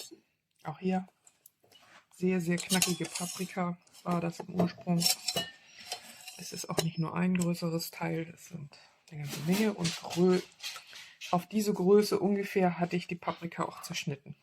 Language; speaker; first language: German; native; German